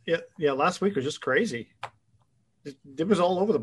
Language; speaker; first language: English; native; English